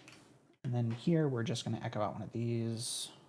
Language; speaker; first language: English; native; English